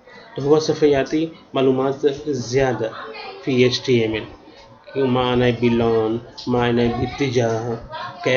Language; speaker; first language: Arabic; non-native, learner; Urdu